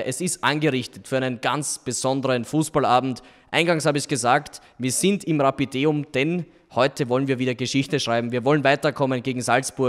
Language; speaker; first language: German; native; German